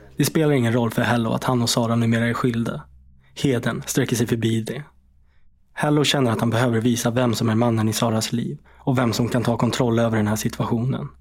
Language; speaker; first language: Swedish; native; Swedish